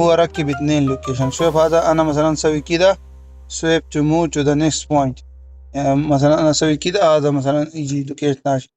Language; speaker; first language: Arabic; non-native, learner; Urdu